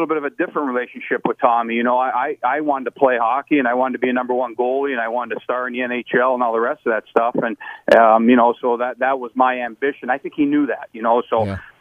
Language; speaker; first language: English; native; English